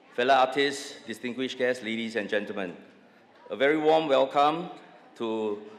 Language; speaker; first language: English; non-native, local second language; Chinese